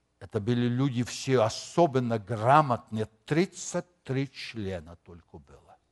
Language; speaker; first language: Russian; non-native, fluent; Spanish